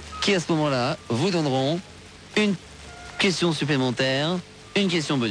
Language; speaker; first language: French; native; French